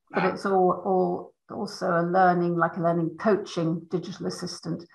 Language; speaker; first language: English; native; English